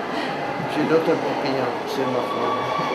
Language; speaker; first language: French; non-native, fluent; Czech